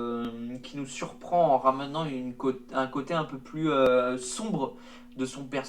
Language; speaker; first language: French; native; French